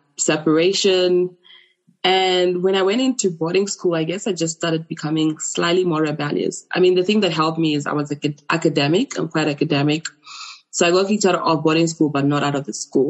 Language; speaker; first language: English; non-native, local second language; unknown